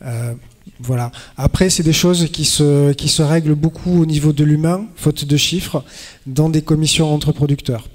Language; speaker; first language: French; native; French